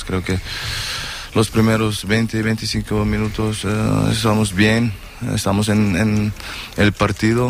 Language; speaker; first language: Spanish; non-native, learner; German